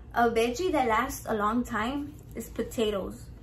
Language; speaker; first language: English; early bilingual, other home language; Spanish